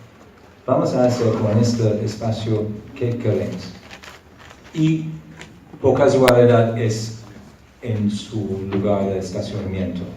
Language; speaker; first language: Spanish; non-native, fluent; English